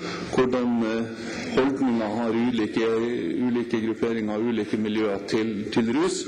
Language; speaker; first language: Norwegian; native; Norwegian